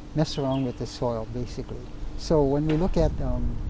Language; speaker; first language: English; native; English